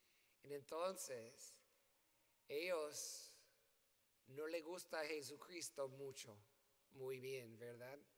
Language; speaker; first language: Spanish; non-native, learner; English